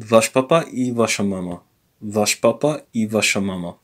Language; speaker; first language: Russian; non-native, learner; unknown